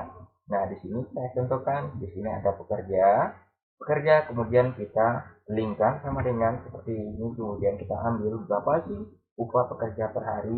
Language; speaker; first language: Indonesian; native; Indonesian